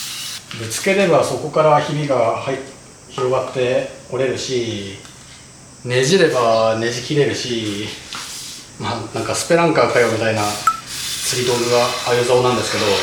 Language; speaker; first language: Japanese; native; Japanese